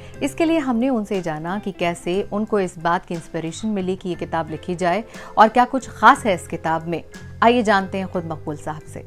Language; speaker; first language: Urdu; native; Urdu